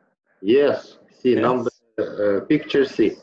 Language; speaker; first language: English; non-native, learner; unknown